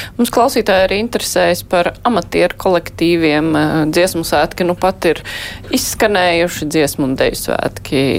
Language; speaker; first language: Latvian; native; Latvian